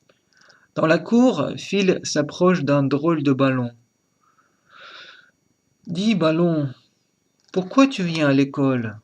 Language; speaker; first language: French; non-native, learner; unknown